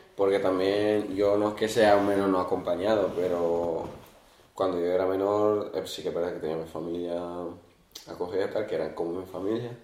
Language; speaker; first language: Spanish; early bilingual, other home language; Arabic